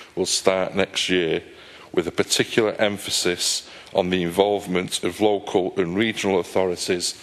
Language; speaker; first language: English; native; English